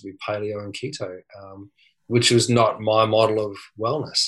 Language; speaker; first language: English; native; English